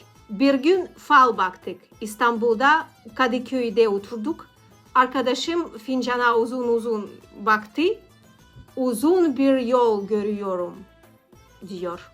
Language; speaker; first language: Turkish; non-native, learner; Russian